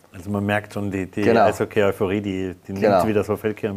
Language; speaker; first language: German; native; German